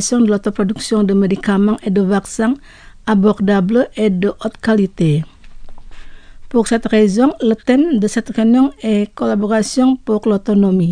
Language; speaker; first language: French; non-native, fluent; Indonesian